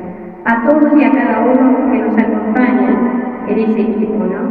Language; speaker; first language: Spanish; native; Spanish